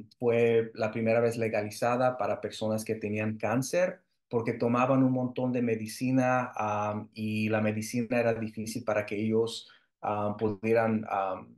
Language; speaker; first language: Spanish; early bilingual, heritage; Spanish